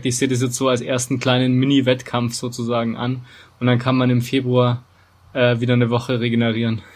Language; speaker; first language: German; native; German